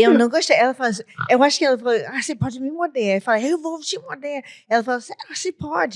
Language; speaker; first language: Portuguese; non-native, learner; English